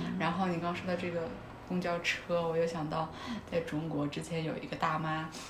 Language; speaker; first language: Chinese; non-native, local second language; Kazakh